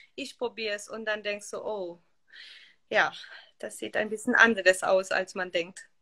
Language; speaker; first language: German; non-native, fluent; Hungarian